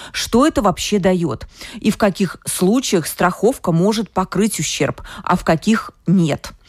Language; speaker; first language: Russian; native; Russian